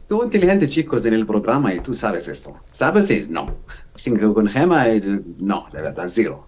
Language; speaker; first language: Spanish; non-native, learner; Arabic